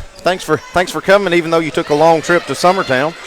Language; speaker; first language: English; native; English